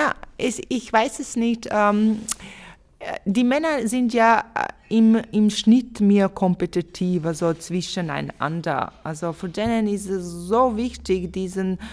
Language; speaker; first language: German; non-native, fluent; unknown